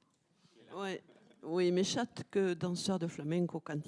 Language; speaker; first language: French; native; French